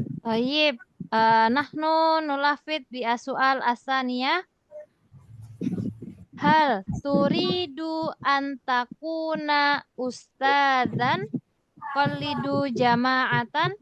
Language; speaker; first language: Arabic; non-native, fluent; Indonesian